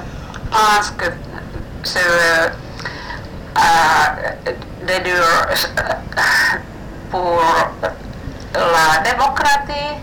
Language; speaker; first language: French; non-native, learner; Finnish